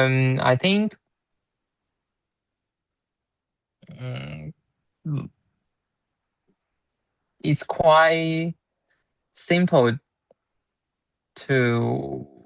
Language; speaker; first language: English; non-native, learner; Chinese